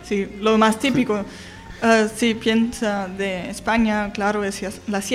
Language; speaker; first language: Spanish; non-native, fluent; German